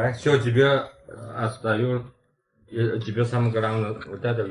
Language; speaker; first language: Russian; non-native, fluent; Chinese